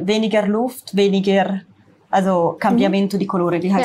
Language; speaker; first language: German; non-native, learner; Italian